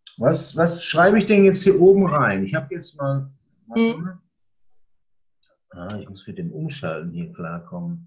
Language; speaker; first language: German; native; German